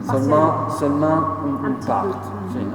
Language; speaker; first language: French; non-native, learner; Italian